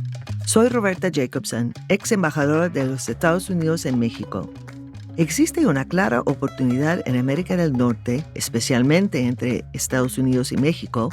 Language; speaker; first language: Spanish; non-native, fluent; English